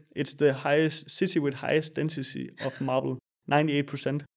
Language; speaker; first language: English; non-native, fluent; Danish